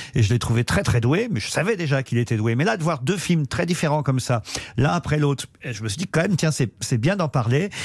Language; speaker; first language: French; native; French